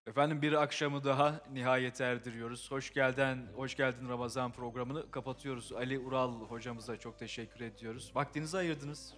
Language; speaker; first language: Turkish; native; Turkish